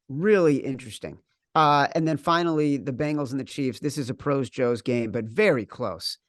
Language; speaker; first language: English; native; English